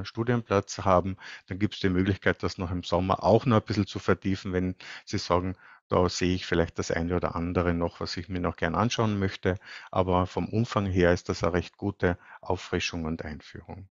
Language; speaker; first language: German; native; German